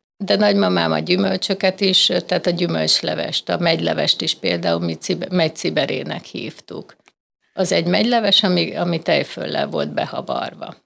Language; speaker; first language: Hungarian; native; Hungarian